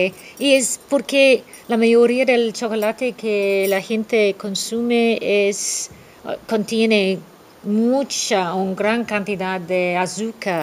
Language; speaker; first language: Spanish; non-native, fluent; English